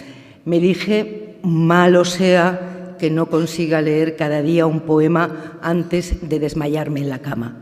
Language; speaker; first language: Spanish; native; Spanish